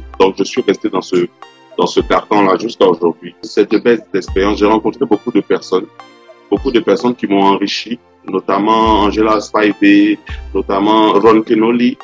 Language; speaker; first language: French; non-native, local second language; Yoruba